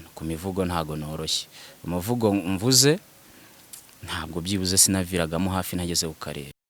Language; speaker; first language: Kinyarwanda; early bilingual, other home language; Swahili